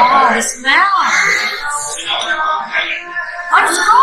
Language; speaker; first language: English; non-native, local second language; Malay